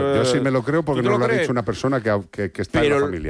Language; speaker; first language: Spanish; native; Spanish